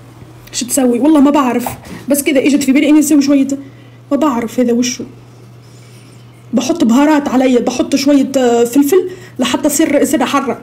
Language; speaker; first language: Arabic; native; Arabic